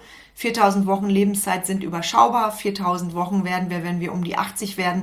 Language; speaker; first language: German; native; German